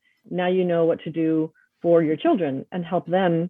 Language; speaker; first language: English; early bilingual, other home language; Spanish